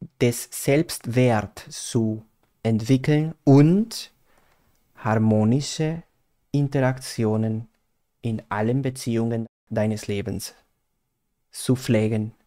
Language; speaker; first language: German; non-native, fluent; Spanish